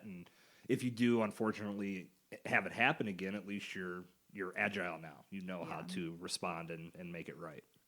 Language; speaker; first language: English; native; English